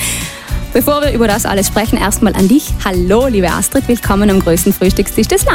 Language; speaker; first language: German; native; German